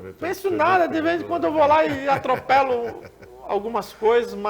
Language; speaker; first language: Portuguese; native; Portuguese